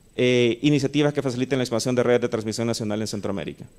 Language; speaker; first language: Spanish; native; Spanish